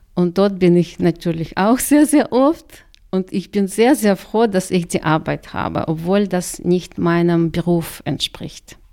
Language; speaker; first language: German; non-native, fluent; Russian